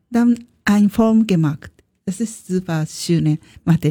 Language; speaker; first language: German; non-native, learner; Japanese